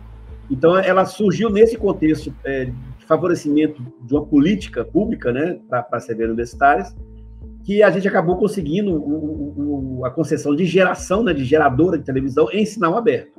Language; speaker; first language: Portuguese; native; Portuguese